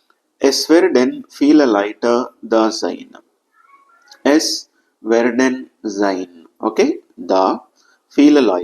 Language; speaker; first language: German; non-native, fluent; Telugu